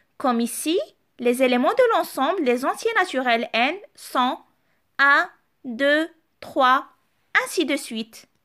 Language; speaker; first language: French; non-native, local second language; Arabic